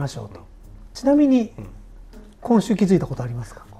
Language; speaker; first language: Japanese; native; Japanese